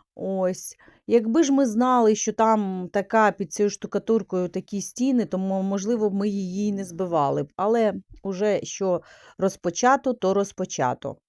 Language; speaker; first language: Ukrainian; non-native, local second language; Russian